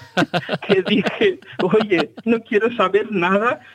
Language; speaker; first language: Spanish; early bilingual, other home language; Portuguese